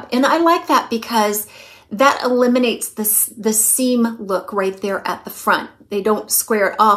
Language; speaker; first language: English; native; English